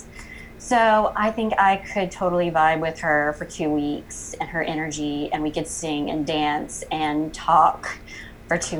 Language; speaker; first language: English; native; English